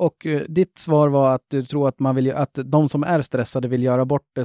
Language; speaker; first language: Swedish; native; Swedish